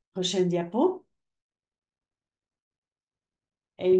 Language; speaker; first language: French; non-native, fluent; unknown